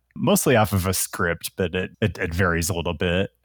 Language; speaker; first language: English; native; English